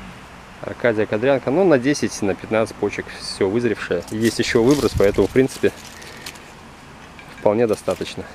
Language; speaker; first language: Russian; native; Russian